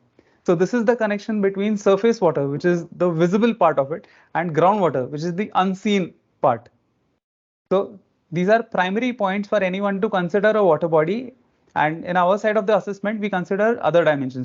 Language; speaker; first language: English; non-native, local second language; Marathi